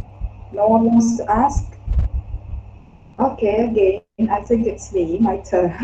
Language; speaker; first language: English; non-native, fluent; Indonesian